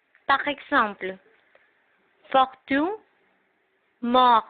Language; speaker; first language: French; non-native, learner; Spanish